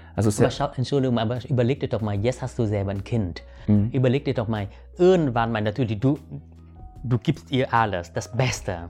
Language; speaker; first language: German; non-native, fluent; Vietnamese